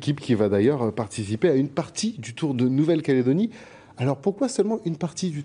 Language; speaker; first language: French; native; French